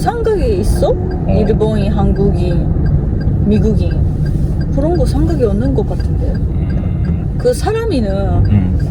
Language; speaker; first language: Korean; non-native, learner; Japanese